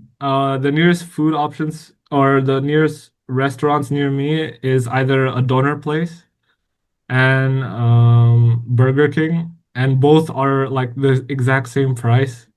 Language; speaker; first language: English; non-native, fluent; Indonesian